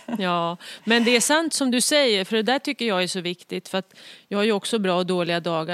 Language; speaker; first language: Swedish; native; Swedish